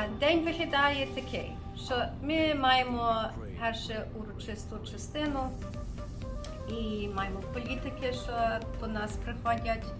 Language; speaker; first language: Ukrainian; early bilingual, heritage; Ukrainian